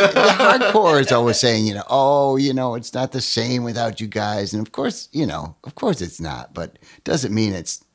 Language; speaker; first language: English; native; English